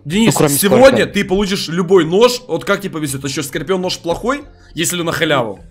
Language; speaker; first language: Russian; native; Russian